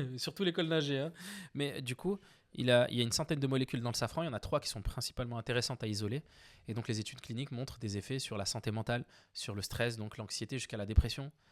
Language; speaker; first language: French; early bilingual, other home language; Arabic